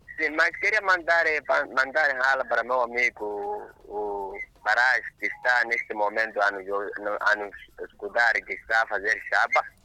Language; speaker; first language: Portuguese; non-native, local second language; Makhuwa